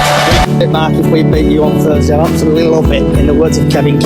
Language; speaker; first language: English; native; English